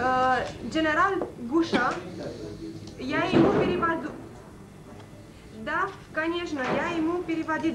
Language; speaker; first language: Russian; non-native, fluent; Romanian